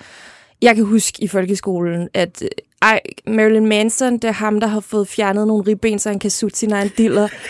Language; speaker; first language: Danish; native; Danish